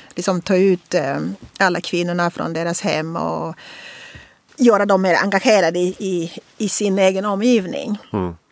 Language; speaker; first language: Swedish; non-native, fluent; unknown